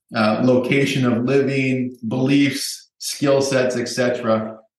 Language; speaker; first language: English; native; English